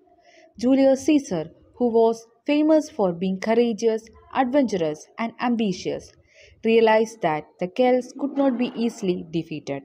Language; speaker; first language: English; non-native, local second language; Malayalam